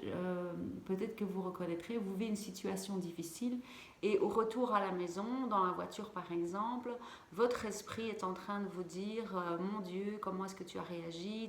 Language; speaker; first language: French; native; French